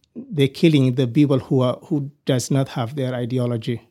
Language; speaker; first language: English; non-native, fluent; Somali